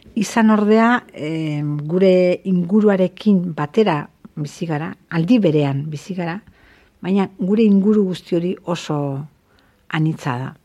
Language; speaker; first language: Basque; native; Basque